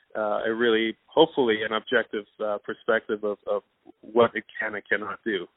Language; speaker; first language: English; non-native, fluent; Persian